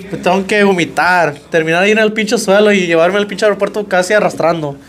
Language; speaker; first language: Spanish; early bilingual, heritage; Spanish